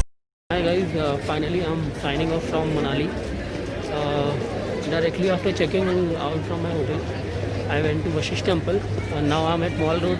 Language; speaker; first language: English; non-native, local second language; Hindi